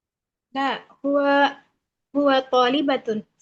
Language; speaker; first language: Arabic; non-native, learner; Indonesian